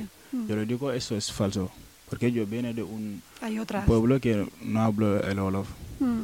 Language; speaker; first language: Spanish; non-native, learner; Wolof